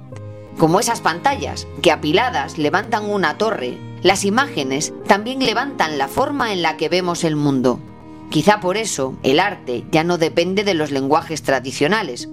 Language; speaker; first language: Spanish; native; Spanish